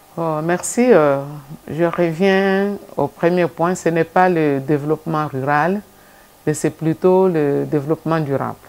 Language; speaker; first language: French; non-native, local second language; Lingala